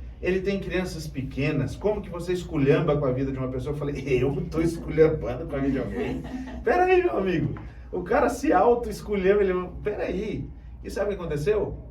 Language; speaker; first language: Portuguese; native; Portuguese